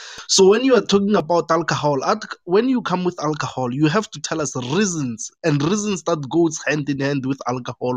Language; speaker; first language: English; non-native, local second language; Northern Sotho